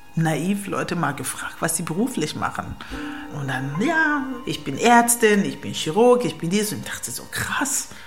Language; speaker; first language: German; early bilingual, other home language; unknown